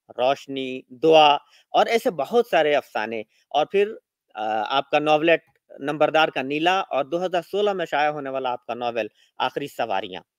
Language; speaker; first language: Urdu; native; Urdu